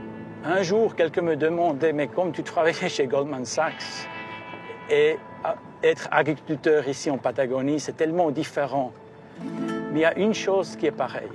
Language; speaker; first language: French; early bilingual, heritage; Spanish